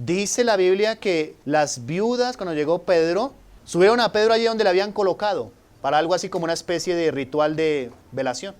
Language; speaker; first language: Spanish; native; Spanish